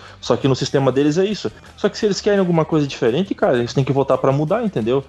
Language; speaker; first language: Portuguese; native; Portuguese